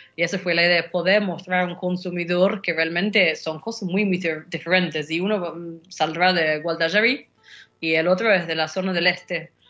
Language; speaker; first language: Spanish; non-native, fluent; English